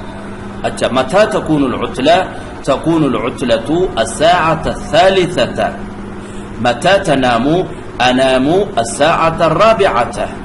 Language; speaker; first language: Arabic; non-native, fluent; Urdu